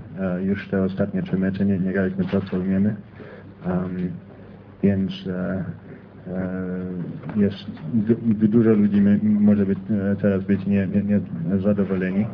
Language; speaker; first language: Polish; non-native, fluent; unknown